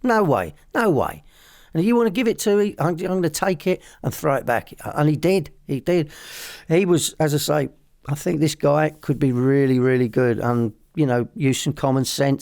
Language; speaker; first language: English; native; English